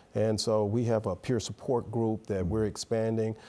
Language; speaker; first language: English; native; English